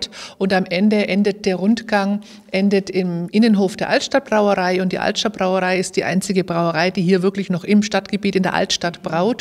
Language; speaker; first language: German; native; German